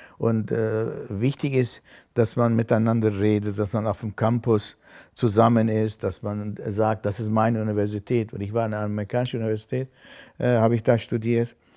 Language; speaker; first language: German; non-native, fluent; Armenian